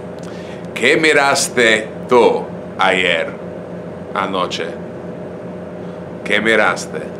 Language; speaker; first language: Spanish; non-native, fluent; English